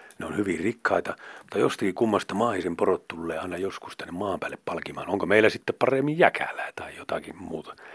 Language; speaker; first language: Finnish; native; Finnish